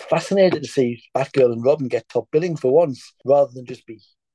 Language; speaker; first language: English; native; English